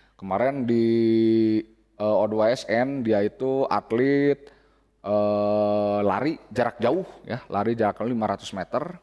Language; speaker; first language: Indonesian; non-native, local second language; Sundanese